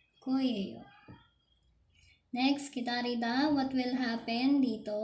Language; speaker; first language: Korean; non-native, fluent; Filipino